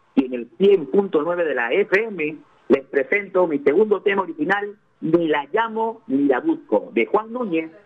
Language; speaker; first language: Spanish; native; Spanish